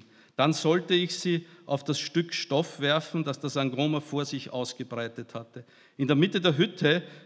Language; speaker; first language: German; native; German